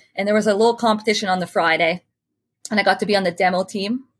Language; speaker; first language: English; non-native, fluent; French